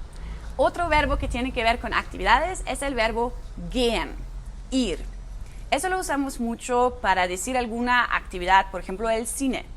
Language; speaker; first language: Spanish; non-native, fluent; German